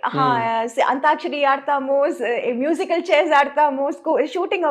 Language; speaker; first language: Telugu; non-native, local second language; Tamil